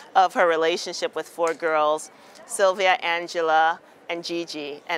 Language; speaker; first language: English; native; English